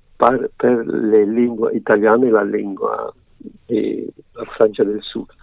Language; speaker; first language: Italian; early bilingual, other home language; French